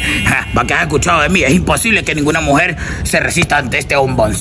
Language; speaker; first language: Spanish; native; Spanish